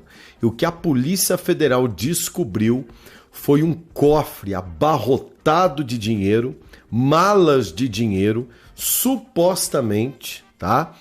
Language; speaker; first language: Portuguese; native; Portuguese